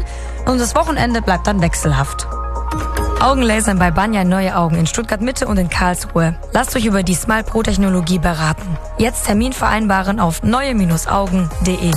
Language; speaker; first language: German; native; German